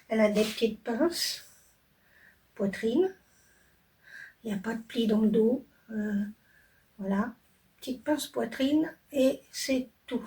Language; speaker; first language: French; native; French